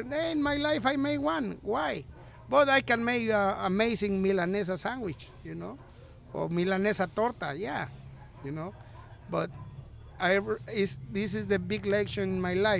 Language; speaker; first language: English; non-native, learner; Spanish